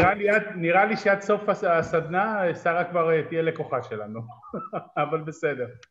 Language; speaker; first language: Hebrew; native; Hebrew